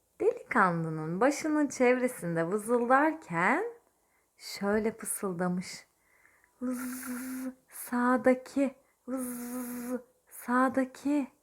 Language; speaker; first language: Turkish; native; Turkish